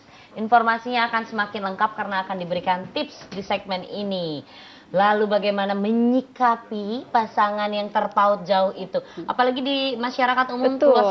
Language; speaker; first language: Indonesian; native; Indonesian